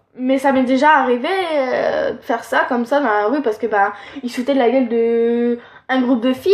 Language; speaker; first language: French; native; French